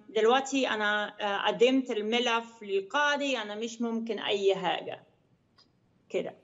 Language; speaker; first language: Arabic; non-native, learner; Dutch